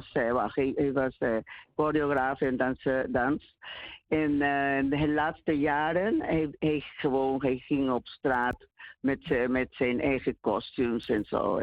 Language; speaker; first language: Dutch; non-native, learner; Spanish